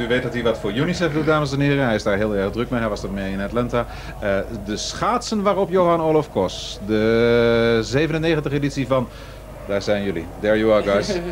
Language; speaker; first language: Dutch; native; Dutch